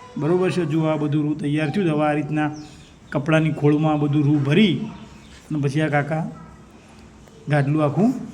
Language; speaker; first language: Gujarati; native; Gujarati